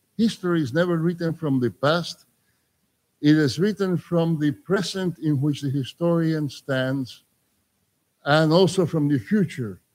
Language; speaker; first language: English; non-native, fluent; Spanish